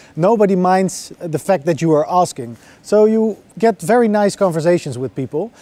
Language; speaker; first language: English; non-native, fluent; Dutch